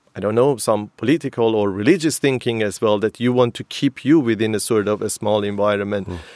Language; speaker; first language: English; non-native, fluent; Persian